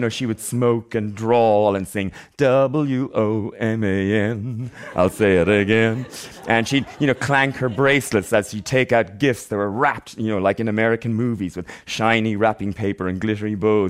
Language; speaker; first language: English; native; English